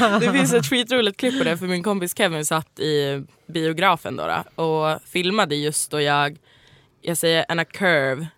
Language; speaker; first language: Swedish; native; Swedish